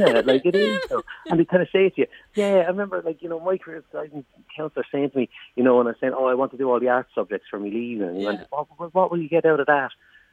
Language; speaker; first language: English; native; English